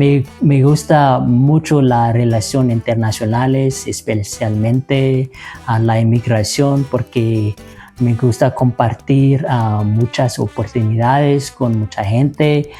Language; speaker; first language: Spanish; non-native, learner; Malagasy